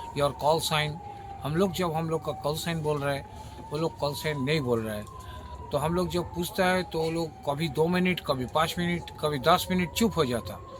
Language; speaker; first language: Hindi; non-native, local second language; Bangla